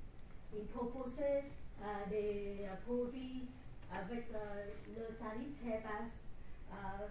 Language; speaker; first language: French; non-native, learner; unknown